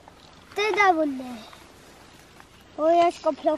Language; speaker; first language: Swedish; early bilingual, other home language; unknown